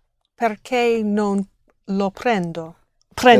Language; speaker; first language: Italian; non-native, learner; English